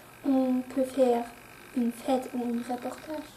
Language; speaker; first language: French; non-native, local second language; Luxembourgish